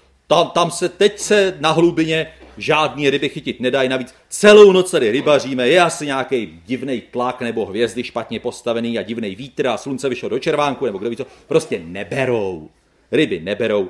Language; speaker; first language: Czech; native; Czech